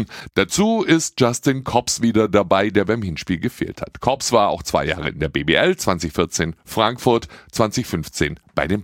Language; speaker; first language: German; native; German